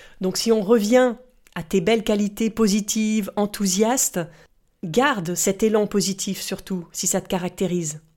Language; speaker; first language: French; native; French